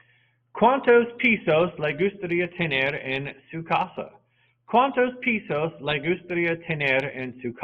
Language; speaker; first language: Spanish; non-native, fluent; English